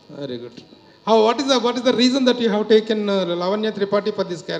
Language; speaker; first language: Telugu; native; Telugu